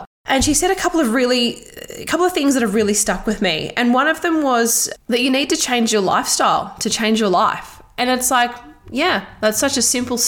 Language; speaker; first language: English; native; English